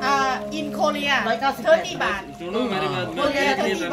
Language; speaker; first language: English; non-native, learner; Thai